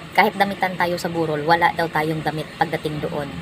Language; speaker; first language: Filipino; non-native, local second language; Cebuano